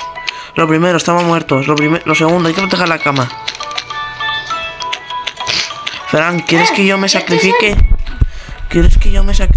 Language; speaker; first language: Spanish; native; Spanish